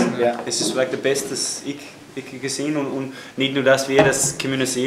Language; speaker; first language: German; non-native, fluent; English